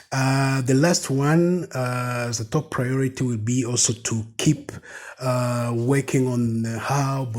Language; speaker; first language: English; non-native, fluent; Rundi